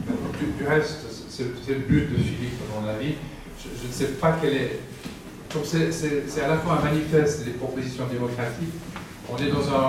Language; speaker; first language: French; native; French